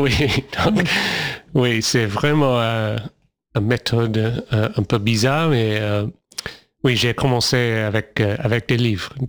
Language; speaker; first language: French; non-native, fluent; English